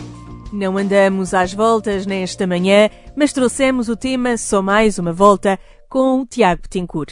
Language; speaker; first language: Portuguese; native; Portuguese